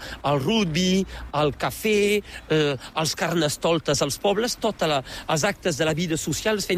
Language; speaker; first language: Catalan; native; Catalan